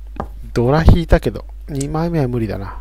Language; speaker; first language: Japanese; native; Japanese